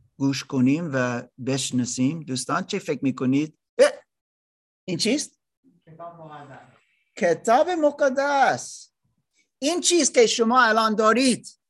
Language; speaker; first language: Persian; non-native, learner; German